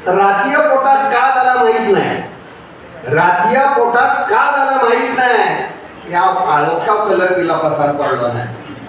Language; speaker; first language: Marathi; native; Marathi